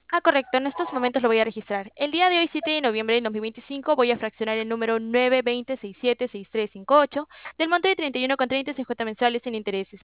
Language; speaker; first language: Spanish; native; Spanish